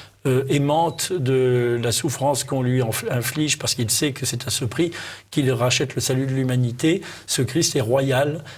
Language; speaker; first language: French; native; French